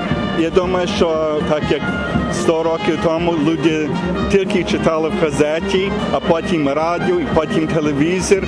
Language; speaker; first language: Ukrainian; early bilingual, heritage; Ukrainian